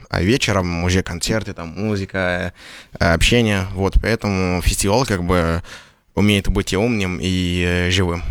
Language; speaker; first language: Russian; non-native, fluent; Arabic